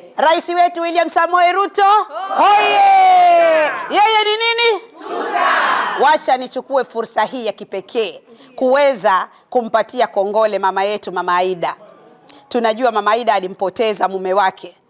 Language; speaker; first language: Swahili; native; Swahili